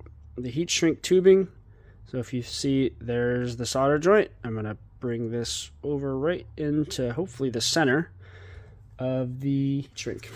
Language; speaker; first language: English; native; English